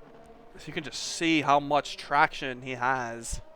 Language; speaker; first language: English; native; English